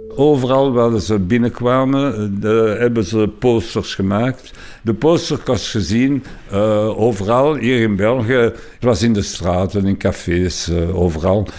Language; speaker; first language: Dutch; non-native, local second language; French